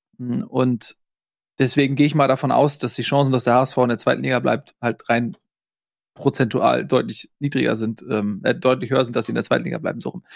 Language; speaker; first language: German; native; German